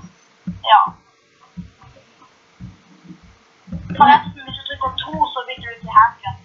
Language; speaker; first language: Norwegian; native; Norwegian